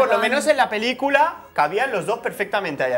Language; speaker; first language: Spanish; native; Spanish